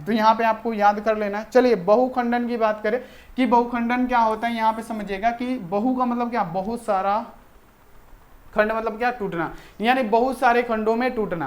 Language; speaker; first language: Hindi; native; Hindi